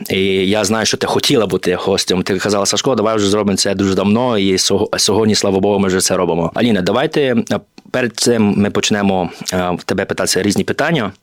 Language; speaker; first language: Ukrainian; early bilingual, heritage; Ukrainian